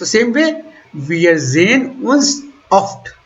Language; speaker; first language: German; non-native, fluent; Hindi